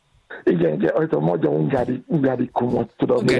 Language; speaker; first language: Hungarian; non-native, learner; Yoruba